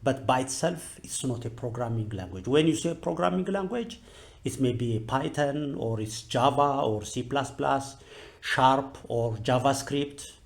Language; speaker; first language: English; non-native, local second language; Amharic